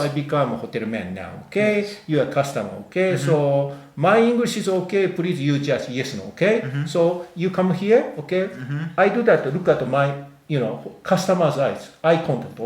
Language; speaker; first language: English; non-native, learner; Japanese